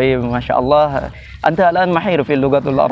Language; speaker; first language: Arabic; non-native, learner; Indonesian